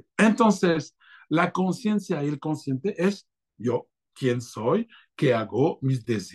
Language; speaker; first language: Spanish; non-native, fluent; French